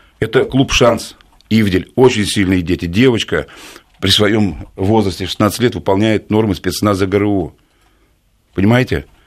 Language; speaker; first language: Russian; native; Russian